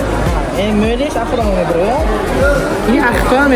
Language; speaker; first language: Persian; non-native, learner; Uzbek